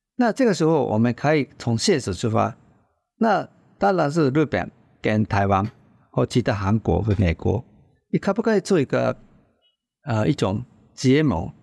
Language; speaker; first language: Chinese; non-native, fluent; Japanese